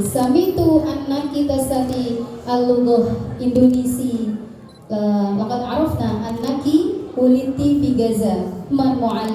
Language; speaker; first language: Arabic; non-native, learner; Indonesian